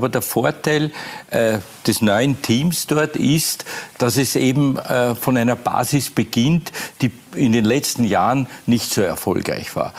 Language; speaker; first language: German; native; German